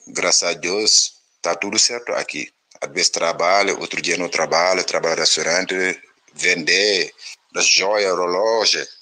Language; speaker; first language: Portuguese; non-native, learner; Wolof